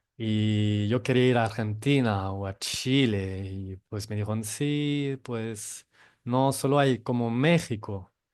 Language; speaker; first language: Spanish; non-native, fluent; French